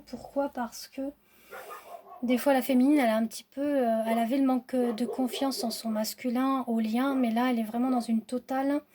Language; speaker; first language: French; native; French